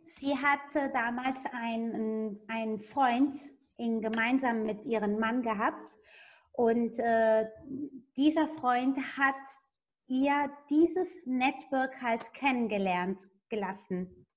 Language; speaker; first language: German; non-native, fluent; Italian